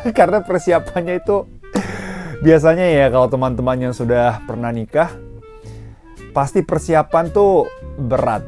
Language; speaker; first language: Indonesian; non-native, fluent; Japanese